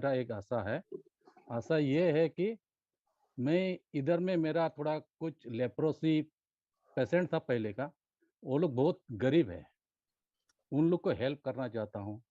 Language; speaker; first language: Hindi; non-native, local second language; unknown